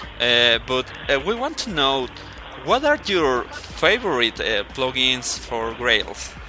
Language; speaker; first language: English; non-native, learner; Spanish